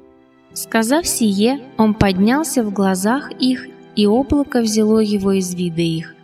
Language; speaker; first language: Russian; native; Russian